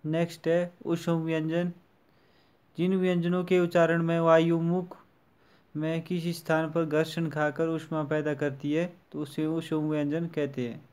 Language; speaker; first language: Hindi; native; Hindi